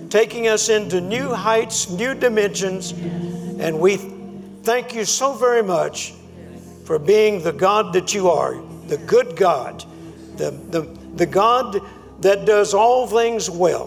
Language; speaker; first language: English; native; English